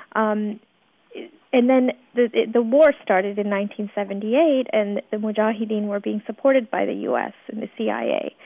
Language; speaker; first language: English; early bilingual, other home language; Persian